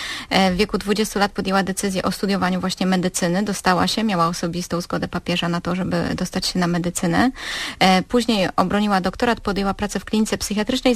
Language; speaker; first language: Polish; native; Polish